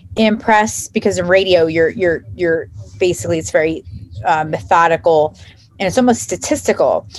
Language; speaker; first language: English; native; English